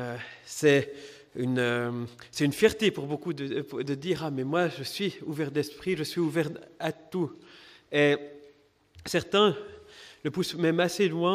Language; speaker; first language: French; native; French